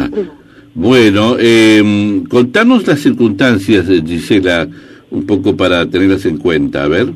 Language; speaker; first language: Spanish; native; Spanish